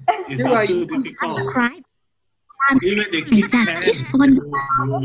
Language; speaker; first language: English; non-native, learner; Thai